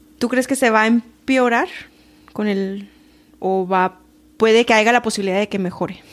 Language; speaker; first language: Spanish; early bilingual, heritage; Spanish